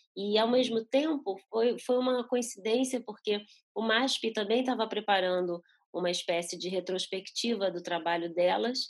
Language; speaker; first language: Portuguese; early bilingual, other home language; Spanish